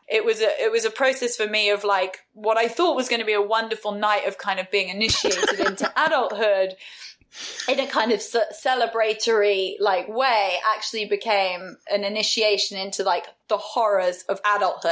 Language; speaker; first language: English; native; English